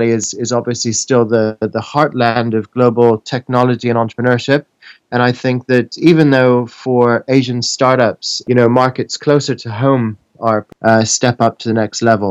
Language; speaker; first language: English; native; English